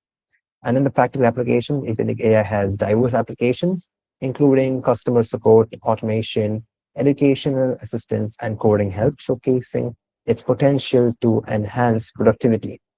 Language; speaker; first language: English; non-native, local second language; Malayalam